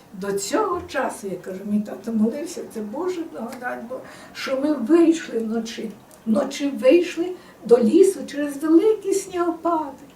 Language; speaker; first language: Ukrainian; native; Ukrainian